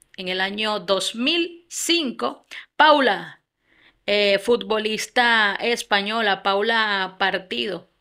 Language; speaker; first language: Spanish; native; Spanish